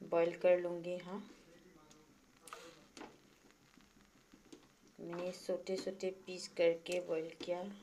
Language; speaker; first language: Hindi; non-native, local second language; Assamese